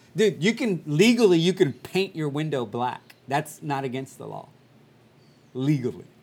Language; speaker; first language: English; early bilingual, other home language; Spanish